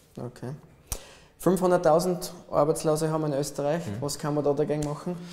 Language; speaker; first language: German; native; German